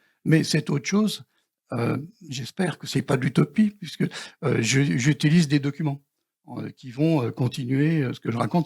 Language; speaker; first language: French; native; French